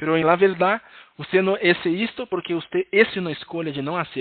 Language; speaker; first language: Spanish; non-native, learner; Portuguese